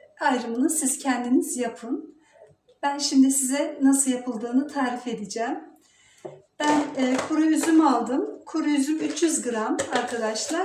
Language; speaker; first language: Turkish; native; Turkish